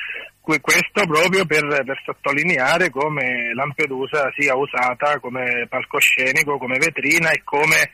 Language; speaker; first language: Italian; native; Italian